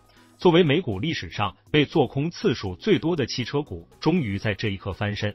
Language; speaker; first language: Chinese; native; Chinese